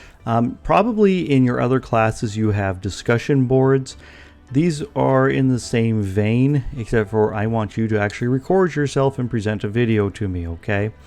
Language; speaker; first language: English; native; English